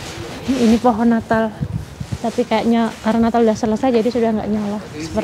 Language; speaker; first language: Indonesian; native; Indonesian